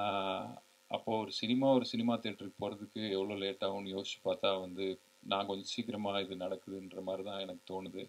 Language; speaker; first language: Tamil; native; Tamil